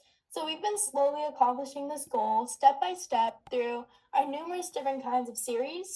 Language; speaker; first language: English; native; English